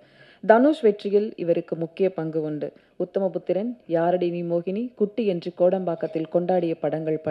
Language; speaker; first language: Tamil; native; Tamil